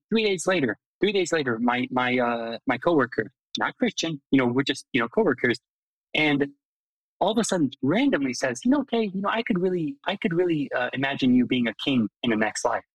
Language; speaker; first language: English; non-native, fluent; Hungarian